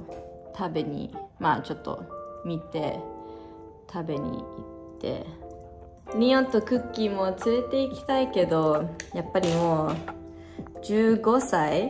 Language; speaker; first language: Japanese; early bilingual, heritage; English